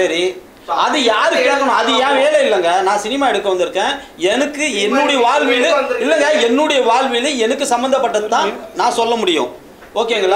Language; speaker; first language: Tamil; native; Tamil